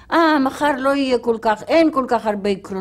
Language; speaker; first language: Hebrew; non-native, fluent; Polish